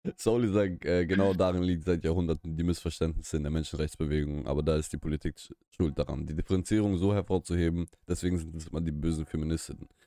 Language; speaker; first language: German; early bilingual, other home language; Russian